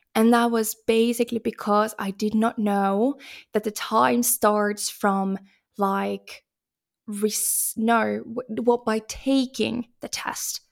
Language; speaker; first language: English; non-native, fluent; Finnish